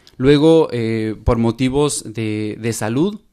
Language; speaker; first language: Spanish; native; Spanish